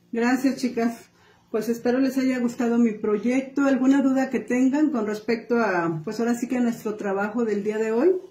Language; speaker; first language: Spanish; native; Spanish